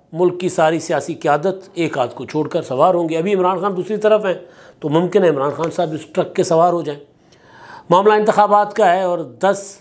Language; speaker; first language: Urdu; non-native, local second language; Sindhi